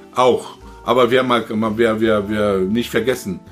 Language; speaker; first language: German; non-native, learner; Portuguese